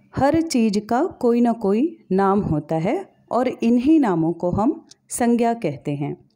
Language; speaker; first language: Hindi; native; Hindi